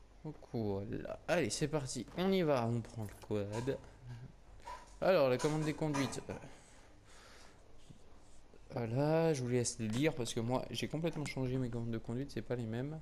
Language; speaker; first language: French; native; French